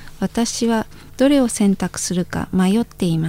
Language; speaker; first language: Japanese; non-native, fluent; Indonesian